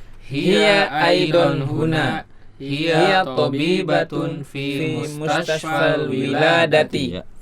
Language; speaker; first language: Arabic; non-native, learner; Indonesian